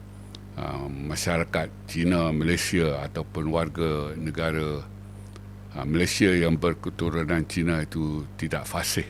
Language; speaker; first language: Malay; native; Malay